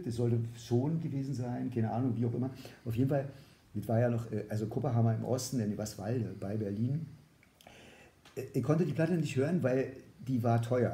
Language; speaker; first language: German; native; German